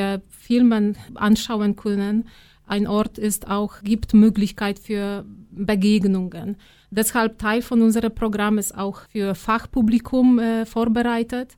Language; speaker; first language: German; non-native, fluent; Polish